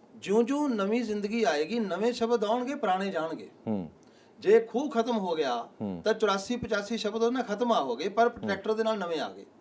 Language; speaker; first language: Punjabi; native; Punjabi